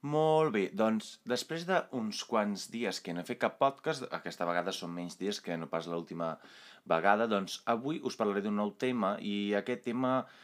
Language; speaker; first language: Catalan; non-native, fluent; Italian